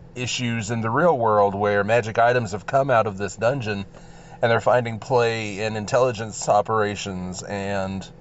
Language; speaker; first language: English; native; English